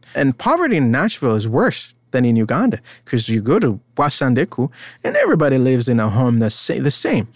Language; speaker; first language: English; non-native, local second language; Ganda